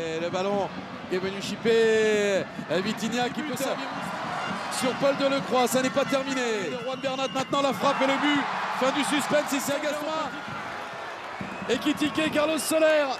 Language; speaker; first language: French; native; French